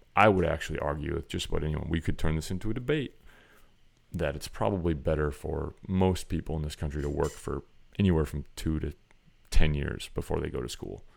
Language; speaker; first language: English; native; English